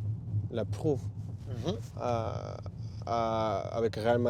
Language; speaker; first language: French; non-native, learner; Spanish